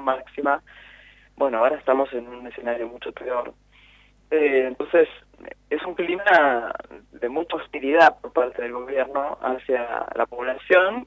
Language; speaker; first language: Spanish; native; Spanish